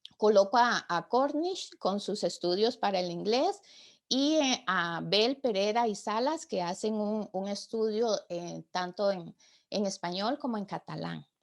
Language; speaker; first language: Spanish; native; Spanish